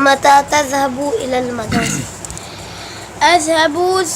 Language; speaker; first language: Arabic; non-native, learner; Urdu